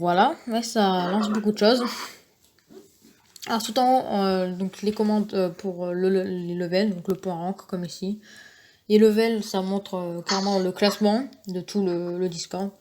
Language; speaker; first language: French; native; French